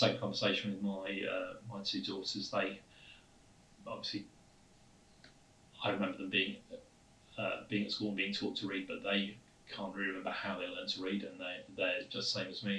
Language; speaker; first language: English; native; English